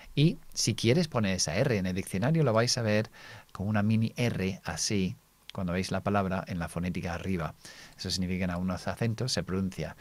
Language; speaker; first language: Spanish; non-native, fluent; English